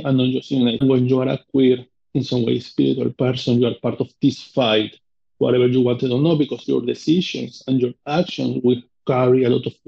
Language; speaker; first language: English; non-native, fluent; Spanish